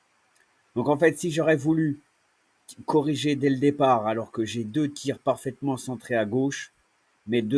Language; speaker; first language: French; native; French